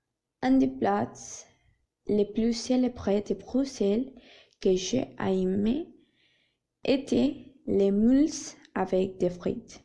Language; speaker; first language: French; non-native, learner; Spanish